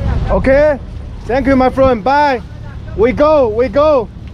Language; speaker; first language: English; non-native, learner; Chinese